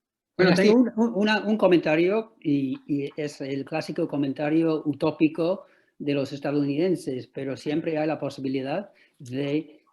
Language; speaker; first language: Spanish; non-native, fluent; English